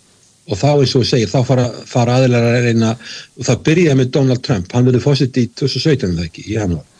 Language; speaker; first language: Icelandic; native; Icelandic